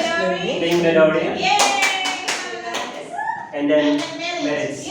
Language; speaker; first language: English; non-native, learner; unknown